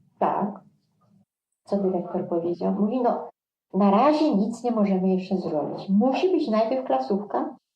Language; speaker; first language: Polish; non-native, local second language; German